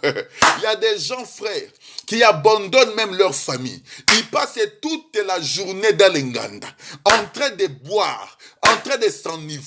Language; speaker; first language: French; non-native, local second language; Lingala